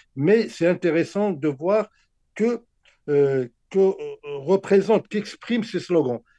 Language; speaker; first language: French; non-native, local second language; Arabic